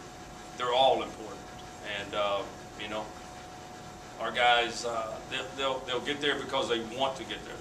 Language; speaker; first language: English; native; English